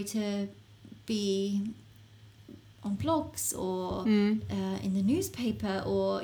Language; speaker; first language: English; native; English